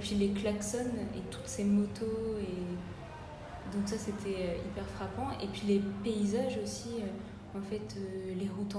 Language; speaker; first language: French; native; French